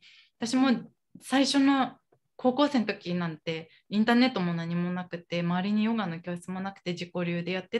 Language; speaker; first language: Japanese; native; Japanese